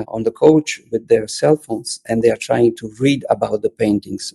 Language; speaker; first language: English; non-native, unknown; Italian